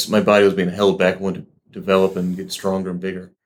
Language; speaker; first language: English; native; English